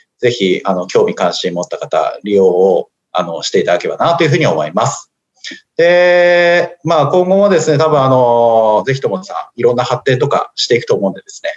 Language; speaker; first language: Japanese; native; Japanese